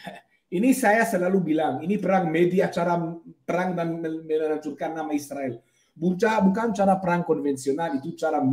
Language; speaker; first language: Indonesian; non-native, fluent; Hebrew